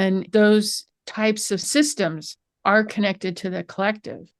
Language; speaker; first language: English; native; English